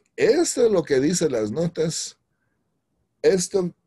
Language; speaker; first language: Spanish; early bilingual, heritage; Spanish